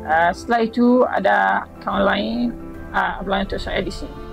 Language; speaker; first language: Indonesian; non-native, learner; Arabic